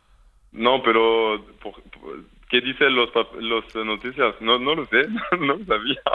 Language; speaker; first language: Spanish; non-native, fluent; French